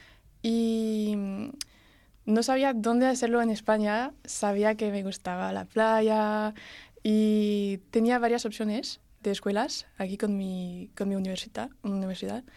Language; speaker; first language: Spanish; early bilingual, heritage; French